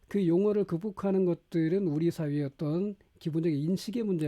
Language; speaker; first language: Korean; native; Korean